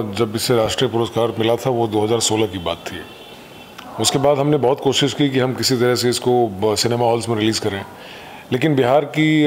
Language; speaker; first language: Hindi; native; Hindi